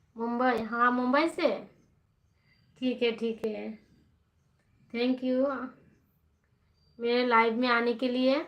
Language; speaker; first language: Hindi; non-native, local second language; Bangla